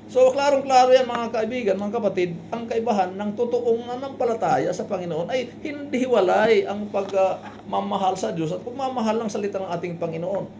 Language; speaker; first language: Filipino; non-native, local second language; Waray